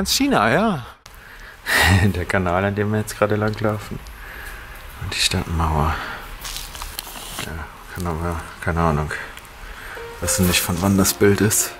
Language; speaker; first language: German; native; German